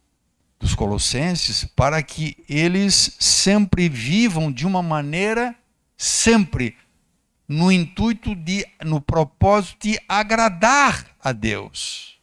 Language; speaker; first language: Portuguese; native; Portuguese